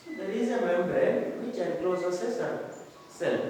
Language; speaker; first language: English; non-native, local second language; Kannada